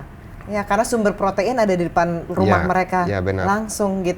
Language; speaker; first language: Indonesian; native; Indonesian